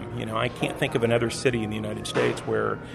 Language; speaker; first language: English; native; English